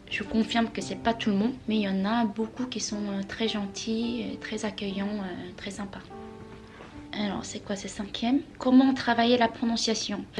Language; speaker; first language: French; non-native, fluent; Korean